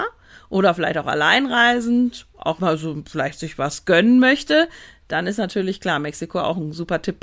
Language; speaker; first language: German; native; German